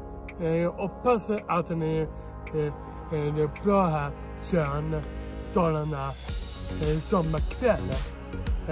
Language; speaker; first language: Swedish; non-native, learner; Dutch